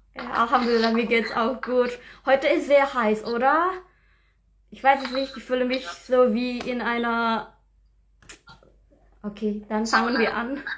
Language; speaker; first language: German; non-native, learner; Indonesian